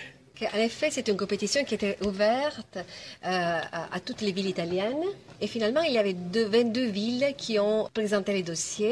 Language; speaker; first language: French; non-native, fluent; Italian